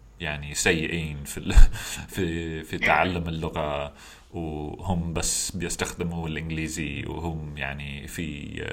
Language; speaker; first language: Arabic; non-native, fluent; English